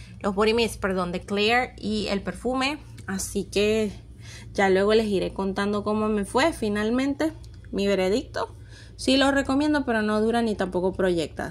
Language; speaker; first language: Spanish; native; Spanish